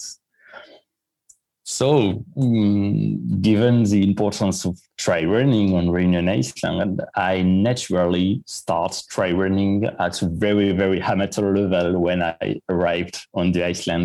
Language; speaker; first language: English; non-native, fluent; French